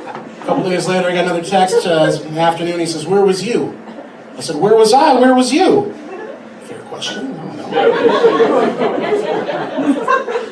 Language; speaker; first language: English; native; English